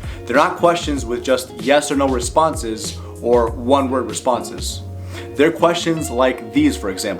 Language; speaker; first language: English; native; English